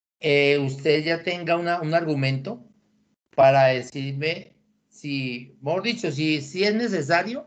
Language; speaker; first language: Spanish; native; Spanish